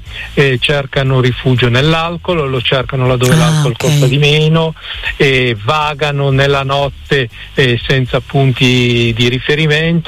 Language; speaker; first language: Italian; native; Italian